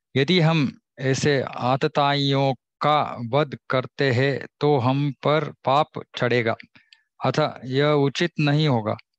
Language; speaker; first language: Hindi; non-native, local second language; Kannada